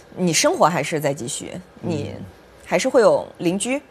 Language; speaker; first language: Chinese; native; Chinese